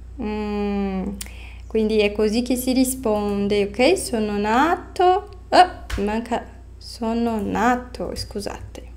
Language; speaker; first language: Italian; non-native, fluent; Portuguese